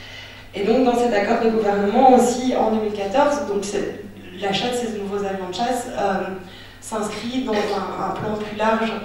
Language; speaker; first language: French; native; French